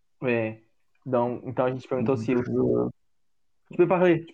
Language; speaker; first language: French; non-native, learner; Portuguese